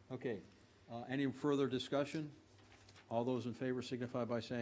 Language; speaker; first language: English; native; English